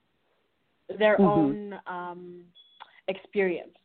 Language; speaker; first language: English; native; English